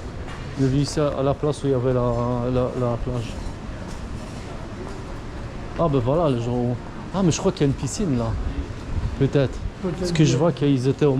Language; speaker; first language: French; early bilingual, other home language; Polish